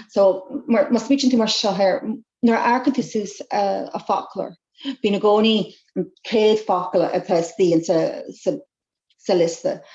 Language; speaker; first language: Irish; non-native, local second language; English